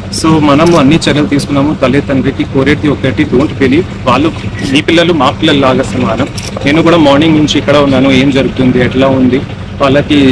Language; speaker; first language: Telugu; non-native, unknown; Hindi